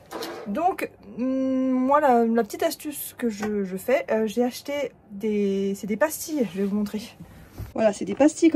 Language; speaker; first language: French; native; French